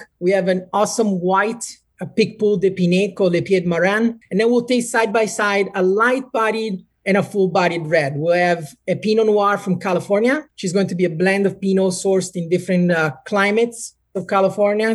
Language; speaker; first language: English; non-native, fluent; Italian